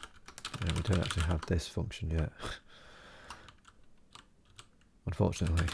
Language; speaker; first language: English; native; English